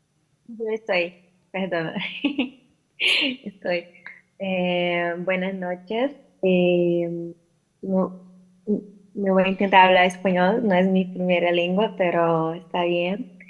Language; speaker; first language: Spanish; non-native, learner; Portuguese